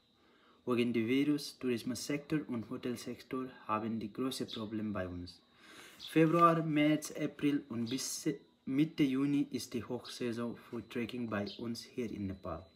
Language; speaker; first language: German; non-native, learner; Nepali